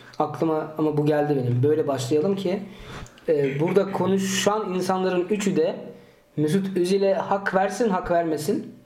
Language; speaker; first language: Turkish; early bilingual, heritage; Turkish